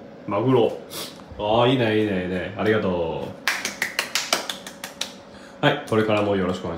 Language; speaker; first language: Japanese; non-native, fluent; Cantonese